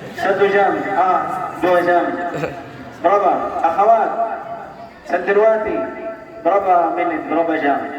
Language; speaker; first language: Indonesian; non-native, learner; Arabic